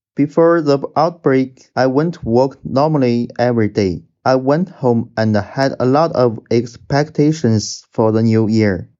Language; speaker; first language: English; non-native, fluent; Chinese